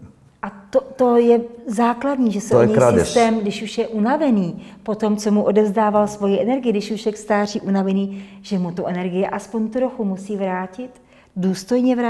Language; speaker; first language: Czech; native; Czech